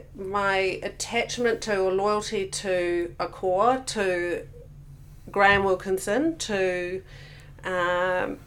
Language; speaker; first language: English; native; English